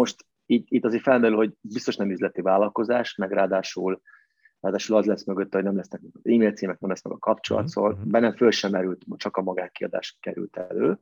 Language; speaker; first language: Hungarian; native; Hungarian